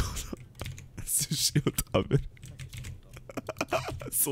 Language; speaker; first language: Japanese; non-native, learner; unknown